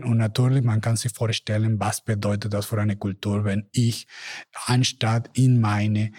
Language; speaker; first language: German; non-native, learner; Spanish